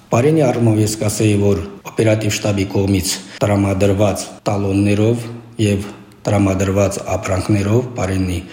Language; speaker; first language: Armenian; native; Armenian